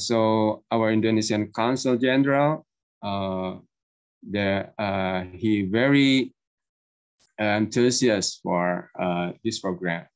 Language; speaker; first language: English; non-native, learner; Indonesian